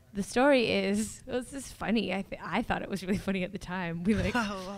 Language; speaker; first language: English; native; English